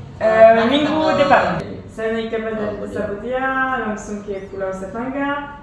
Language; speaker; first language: Indonesian; non-native, learner; French